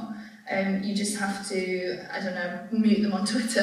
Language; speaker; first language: English; native; English